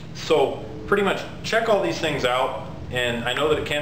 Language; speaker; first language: English; native; English